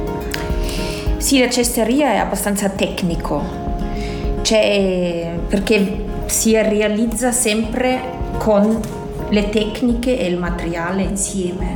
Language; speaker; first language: Italian; non-native, fluent; German